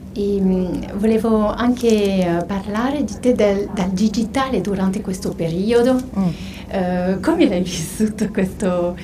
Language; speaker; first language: Italian; non-native, fluent; French